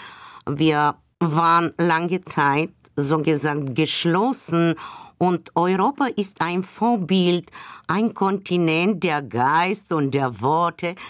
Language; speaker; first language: German; non-native, fluent; Bulgarian